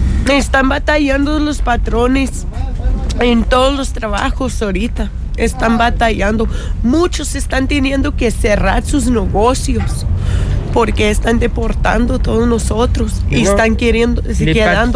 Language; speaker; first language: Spanish; early bilingual, heritage; Spanish